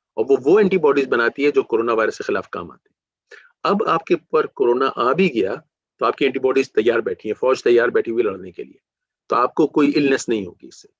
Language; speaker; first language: Urdu; native; Urdu